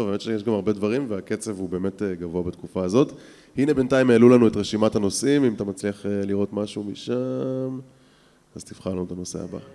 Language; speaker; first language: Hebrew; native; Hebrew